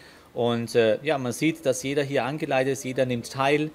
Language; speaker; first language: German; native; German